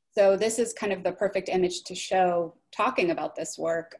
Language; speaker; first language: English; native; English